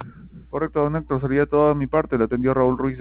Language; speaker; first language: Spanish; native; Spanish